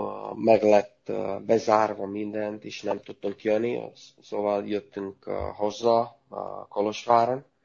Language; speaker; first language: Hungarian; non-native, learner; Romanian